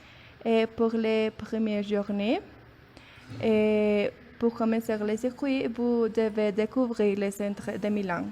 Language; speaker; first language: French; non-native, learner; Spanish